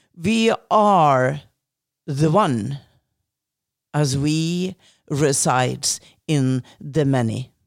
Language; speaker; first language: English; non-native, fluent; Norwegian